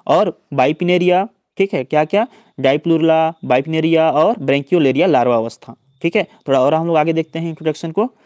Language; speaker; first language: Hindi; native; Hindi